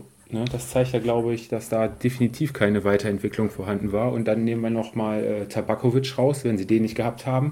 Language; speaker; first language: German; native; German